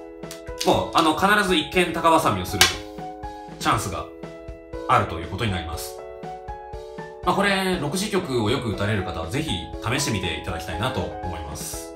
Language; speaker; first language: Japanese; native; Japanese